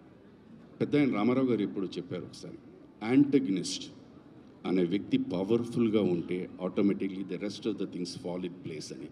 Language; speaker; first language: Telugu; native; Telugu